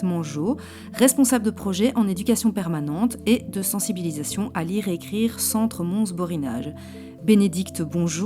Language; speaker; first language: French; native; French